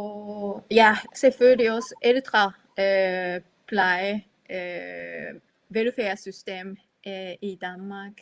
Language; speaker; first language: Danish; non-native, fluent; Japanese